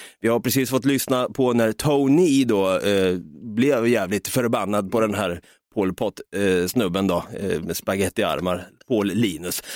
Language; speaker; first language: Swedish; native; Swedish